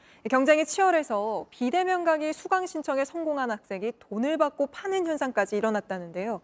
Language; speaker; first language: Korean; native; Korean